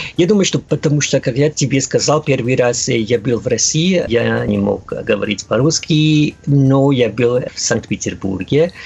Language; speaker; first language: Russian; non-native, learner; Spanish